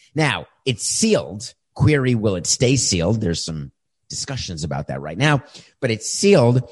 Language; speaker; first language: English; native; English